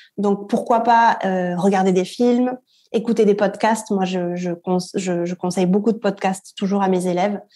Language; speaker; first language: French; native; French